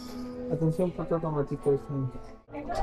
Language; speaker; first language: French; non-native, fluent; Spanish